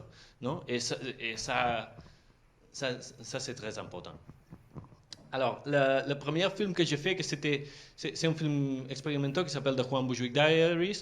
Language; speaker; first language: French; non-native, fluent; Catalan